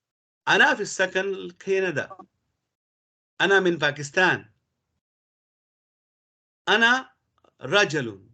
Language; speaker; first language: Arabic; non-native, learner; Urdu